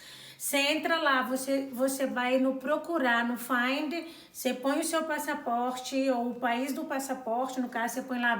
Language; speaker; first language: Portuguese; non-native, local second language; Kabuverdianu